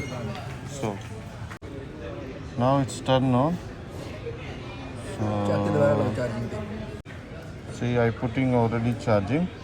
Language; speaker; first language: English; non-native, learner; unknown